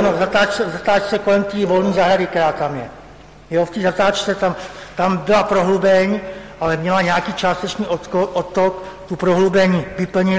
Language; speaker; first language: Czech; native; Czech